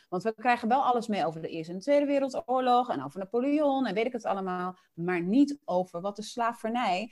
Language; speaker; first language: Dutch; early bilingual, other home language; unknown